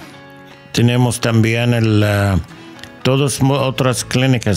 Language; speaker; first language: Spanish; non-native, learner; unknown